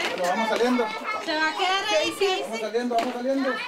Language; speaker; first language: Spanish; native; Spanish